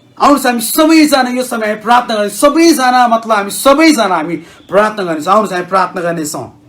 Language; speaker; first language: Nepali; native; Nepali